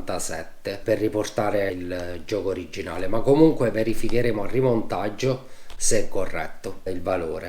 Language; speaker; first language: Italian; native; Italian